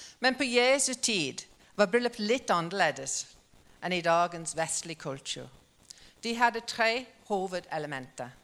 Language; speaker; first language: Norwegian; non-native, fluent; English